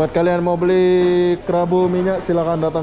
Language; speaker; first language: Malay; native; Malay